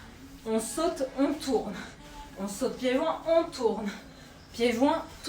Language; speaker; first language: French; native; French